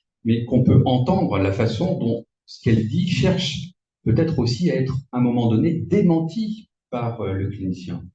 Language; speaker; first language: French; native; French